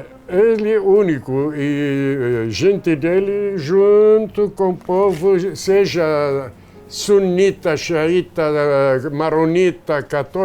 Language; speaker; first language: Portuguese; non-native, fluent; Arabic